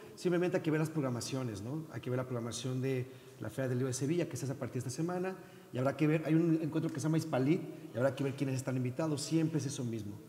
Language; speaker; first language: Spanish; native; Spanish